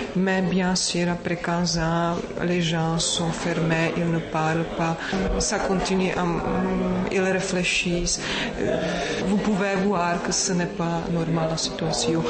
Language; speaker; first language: French; non-native, learner; Czech